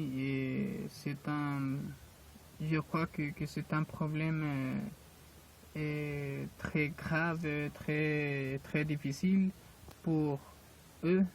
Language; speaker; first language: French; non-native, learner; Spanish